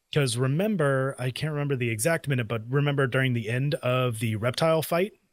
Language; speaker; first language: English; native; English